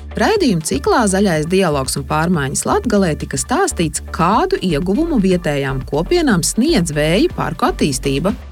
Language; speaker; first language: Latvian; native; Latvian